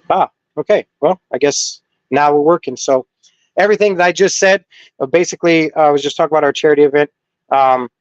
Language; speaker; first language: English; native; English